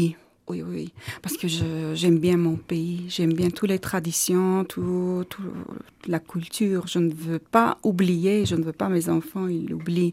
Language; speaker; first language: French; non-native, learner; Armenian